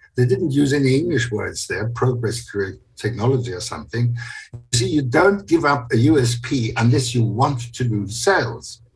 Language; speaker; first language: English; non-native, fluent; German